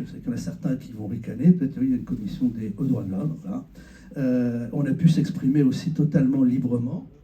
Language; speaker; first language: French; native; French